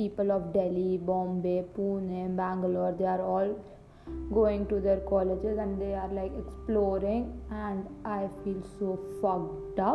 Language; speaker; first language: English; non-native, local second language; Punjabi